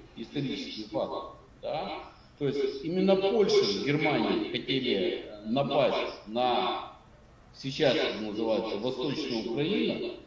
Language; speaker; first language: Russian; native; Russian